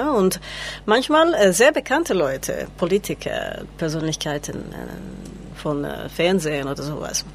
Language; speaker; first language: German; non-native, learner; Spanish